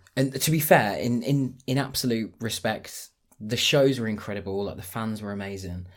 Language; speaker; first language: English; native; English